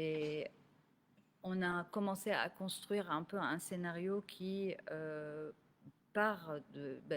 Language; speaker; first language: French; non-native, local second language; Arabic